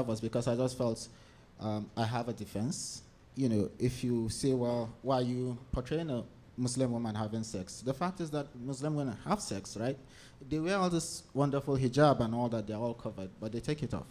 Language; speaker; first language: English; non-native, local second language; Hausa